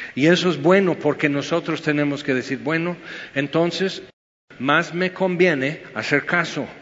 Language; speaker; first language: Spanish; non-native, fluent; English